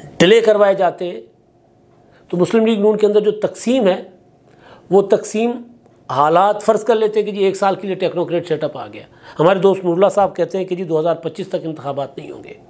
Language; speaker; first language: Urdu; non-native, local second language; Sindhi